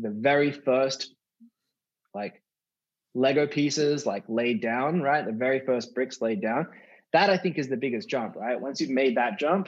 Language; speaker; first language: English; native; English